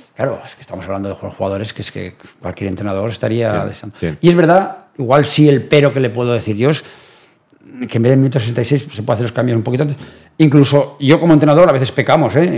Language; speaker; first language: Spanish; native; Spanish